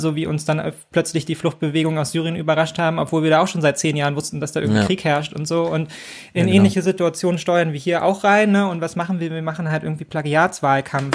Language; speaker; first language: German; native; German